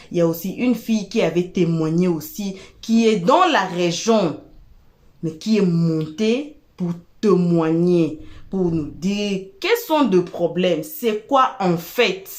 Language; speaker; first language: French; non-native, local second language; Lingala